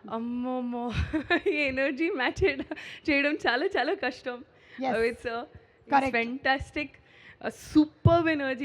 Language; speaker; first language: Telugu; non-native, learner; Hindi